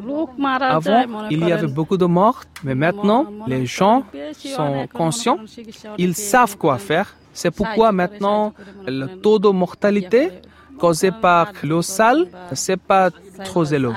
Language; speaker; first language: French; non-native, fluent; Bangla